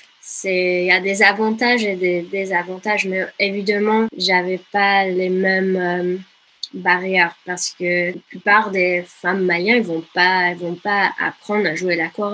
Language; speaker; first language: French; non-native, fluent; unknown